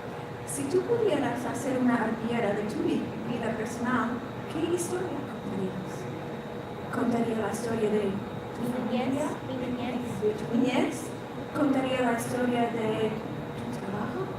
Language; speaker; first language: Spanish; non-native, fluent; English